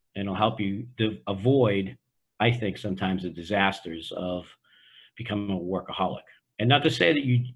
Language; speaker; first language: English; native; English